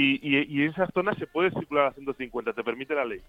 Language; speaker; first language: Spanish; native; Spanish